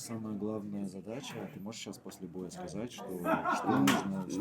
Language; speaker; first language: Russian; non-native, local second language; Uzbek